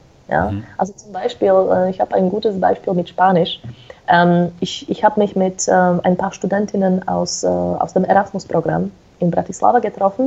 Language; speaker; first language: German; non-native, fluent; Slovak